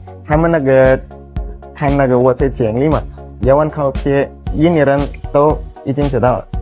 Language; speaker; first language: Chinese; non-native, fluent; Indonesian